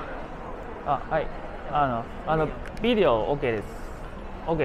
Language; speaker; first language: Japanese; non-native, fluent; Cantonese